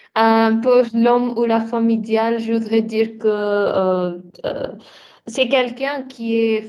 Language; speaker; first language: French; non-native, learner; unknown